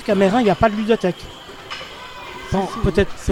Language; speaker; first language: French; native; French